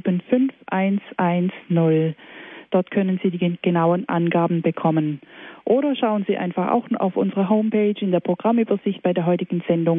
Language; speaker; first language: German; native; German